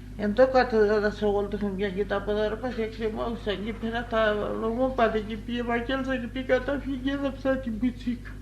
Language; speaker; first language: Greek; native; Greek